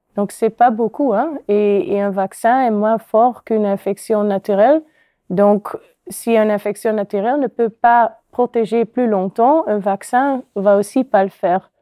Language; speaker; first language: French; non-native, local second language; Dutch